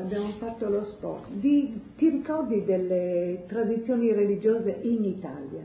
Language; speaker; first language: Italian; native; Italian